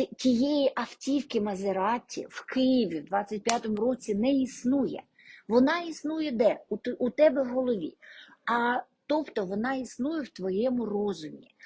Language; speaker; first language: Ukrainian; non-native, local second language; Russian